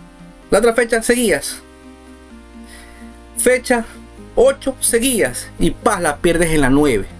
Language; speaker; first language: Spanish; native; Spanish